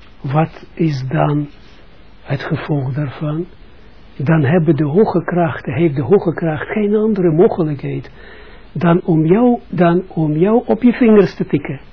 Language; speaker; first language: Dutch; non-native, fluent; Russian